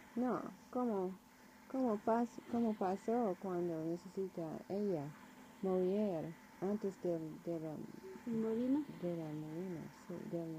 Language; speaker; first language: Spanish; non-native, learner; English